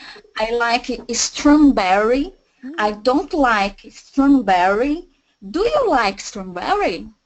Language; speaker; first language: English; non-native, learner; Portuguese